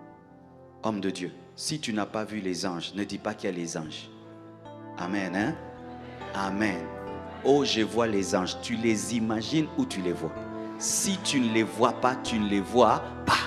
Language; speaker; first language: French; non-native, local second language; Lingala